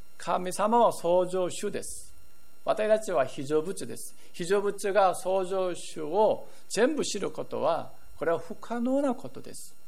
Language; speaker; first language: Japanese; non-native, fluent; Korean